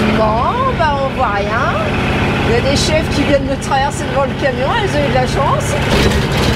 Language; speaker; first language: French; native; French